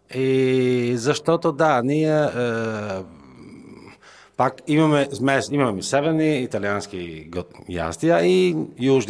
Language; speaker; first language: Bulgarian; non-native, fluent; Italian